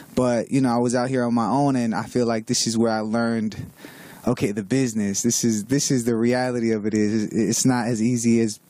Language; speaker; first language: English; native; English